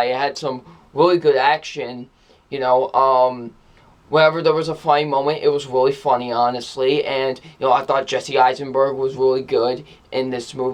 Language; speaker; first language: English; native; English